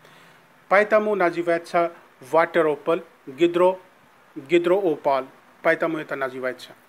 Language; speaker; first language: Russian; non-native, learner; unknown